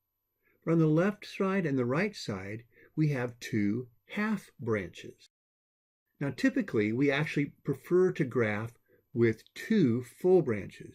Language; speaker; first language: English; native; English